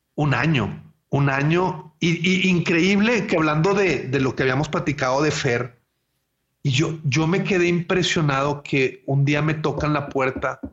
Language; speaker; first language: Spanish; native; Spanish